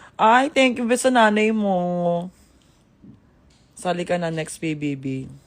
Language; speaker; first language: Filipino; native; Filipino